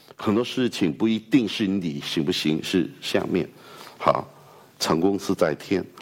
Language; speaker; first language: Chinese; non-native, fluent; Cantonese